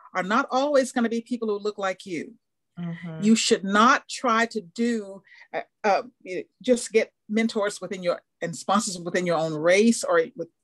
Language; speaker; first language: English; native; English